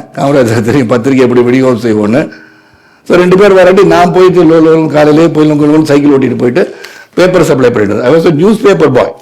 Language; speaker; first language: Tamil; native; Tamil